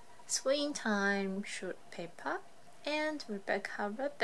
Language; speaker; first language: English; non-native, fluent; Chinese